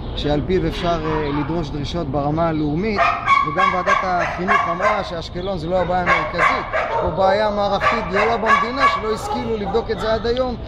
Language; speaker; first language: Hebrew; native; Hebrew